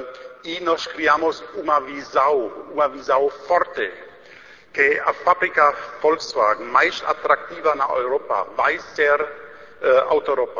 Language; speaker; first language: Portuguese; non-native, learner; German